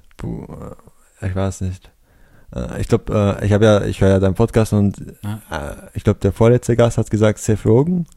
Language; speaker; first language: German; early bilingual, other home language; Chechen